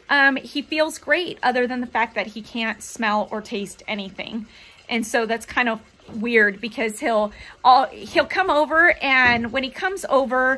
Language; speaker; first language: English; native; English